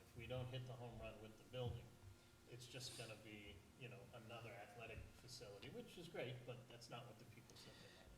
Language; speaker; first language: English; native; English